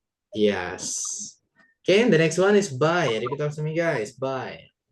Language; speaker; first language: English; non-native, local second language; Indonesian